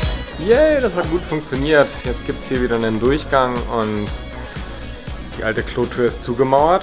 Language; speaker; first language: German; native; German